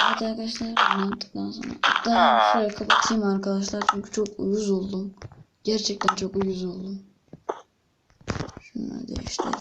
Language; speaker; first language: Turkish; native; Turkish